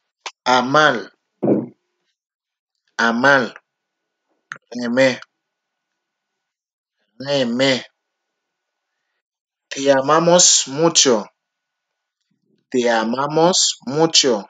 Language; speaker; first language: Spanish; non-native, learner; Haitian Creole